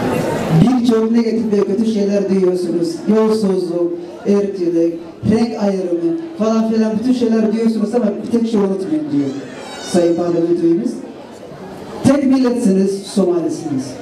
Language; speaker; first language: Turkish; non-native, fluent; Somali